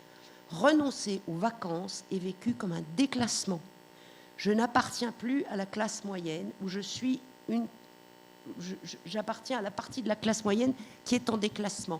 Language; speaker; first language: French; native; French